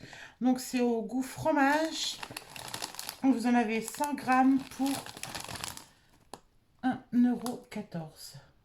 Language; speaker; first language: French; native; French